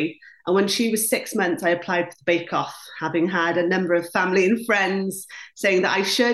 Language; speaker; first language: English; non-native, local second language; Welsh